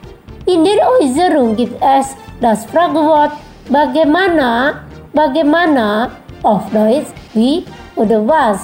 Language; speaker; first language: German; non-native, fluent; Indonesian